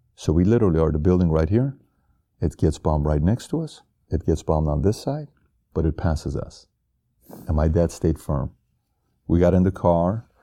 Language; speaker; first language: English; non-native, fluent; Persian